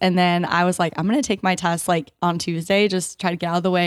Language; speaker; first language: English; native; English